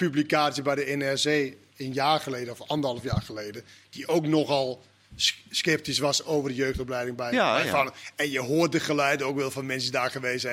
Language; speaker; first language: Dutch; non-native, fluent; Danish